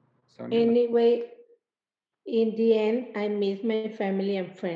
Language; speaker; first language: English; non-native, learner; Spanish